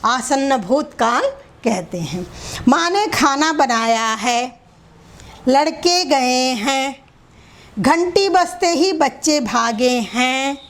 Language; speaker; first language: Hindi; non-native, local second language; Telugu